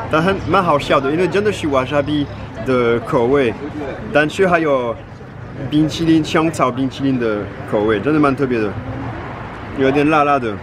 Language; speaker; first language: Chinese; non-native, fluent; French